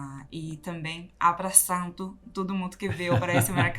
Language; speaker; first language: Portuguese; non-native, fluent; Chinese